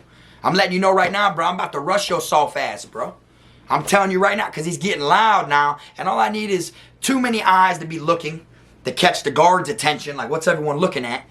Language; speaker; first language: English; native; English